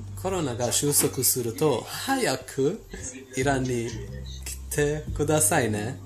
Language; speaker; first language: Japanese; non-native, fluent; Persian